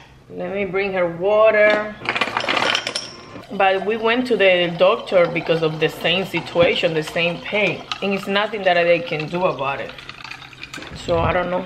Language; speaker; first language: English; non-native, fluent; Spanish